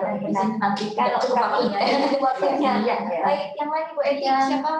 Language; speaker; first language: Indonesian; native; Indonesian